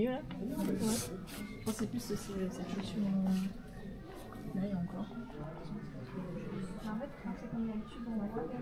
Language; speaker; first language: French; native; French